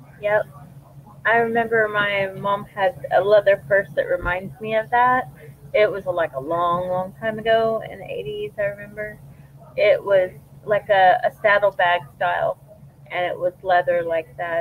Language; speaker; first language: English; native; English